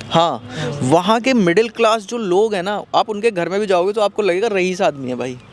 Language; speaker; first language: Hindi; native; Hindi